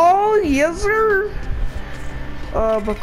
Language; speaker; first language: English; native; English